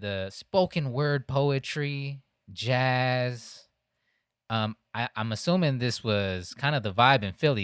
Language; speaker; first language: English; native; English